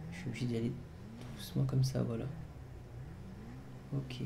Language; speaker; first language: French; native; French